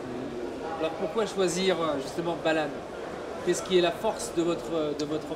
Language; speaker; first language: French; native; French